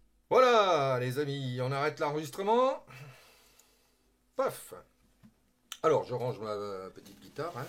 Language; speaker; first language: French; native; French